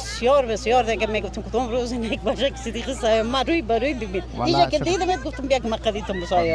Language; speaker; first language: Persian; native; Persian